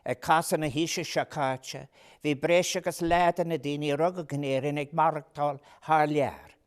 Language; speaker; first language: Irish; non-native, local second language; English